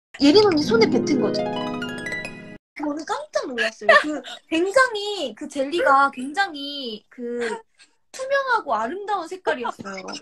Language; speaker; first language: Korean; native; Korean